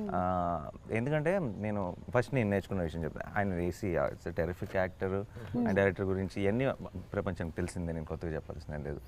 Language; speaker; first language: Telugu; native; Telugu